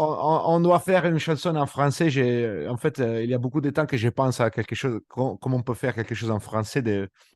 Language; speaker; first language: French; non-native, fluent; Italian